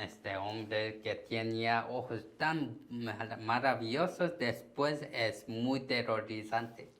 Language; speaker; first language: Spanish; non-native, learner; Korean